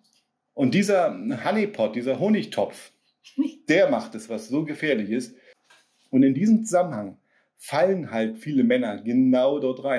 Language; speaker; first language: German; native; German